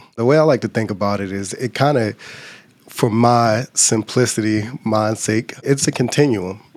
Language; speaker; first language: English; native; English